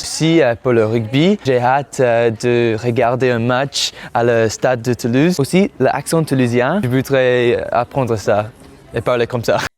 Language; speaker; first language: French; non-native, fluent; English